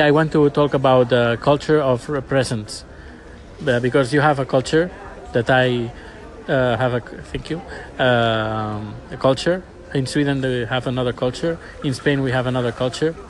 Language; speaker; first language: English; non-native, learner; Spanish